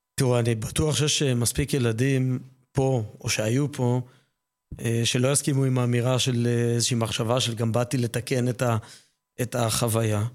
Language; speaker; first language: Hebrew; native; Hebrew